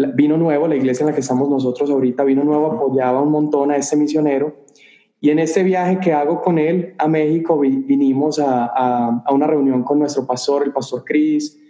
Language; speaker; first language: Spanish; native; Spanish